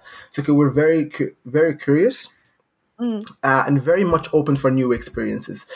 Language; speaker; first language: English; non-native, fluent; Arabic